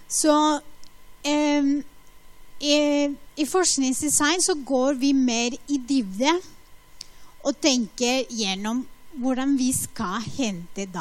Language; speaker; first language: Norwegian; non-native, fluent; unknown